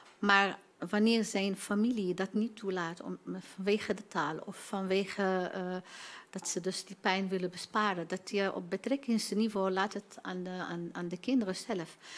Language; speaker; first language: Dutch; non-native, fluent; Arabic